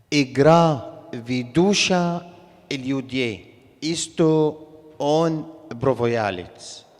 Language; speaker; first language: Slovenian; non-native, learner; Arabic